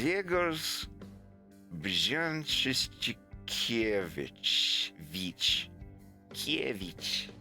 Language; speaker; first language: Polish; non-native, learner; English